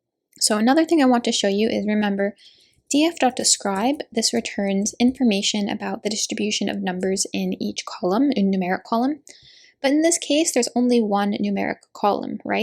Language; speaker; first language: English; native; English